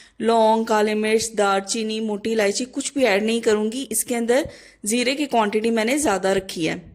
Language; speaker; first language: Urdu; native; Urdu